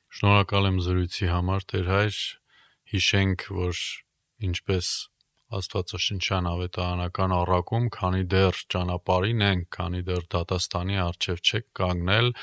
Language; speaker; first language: Armenian; native; Armenian